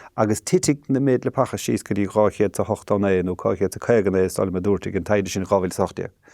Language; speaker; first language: Irish; native; Irish